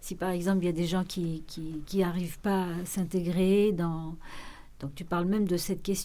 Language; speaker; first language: French; native; French